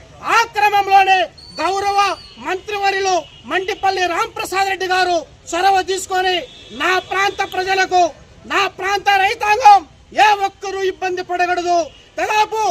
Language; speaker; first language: Telugu; native; Telugu